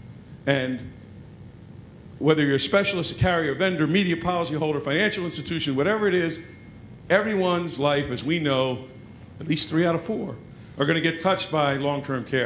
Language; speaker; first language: English; native; English